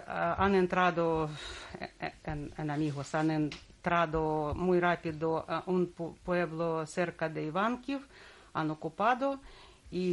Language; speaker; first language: Spanish; non-native, learner; Russian